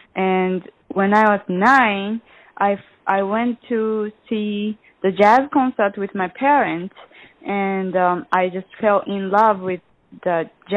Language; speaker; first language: English; non-native, learner; Japanese